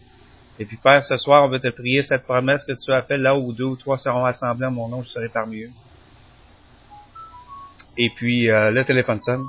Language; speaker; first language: French; native; French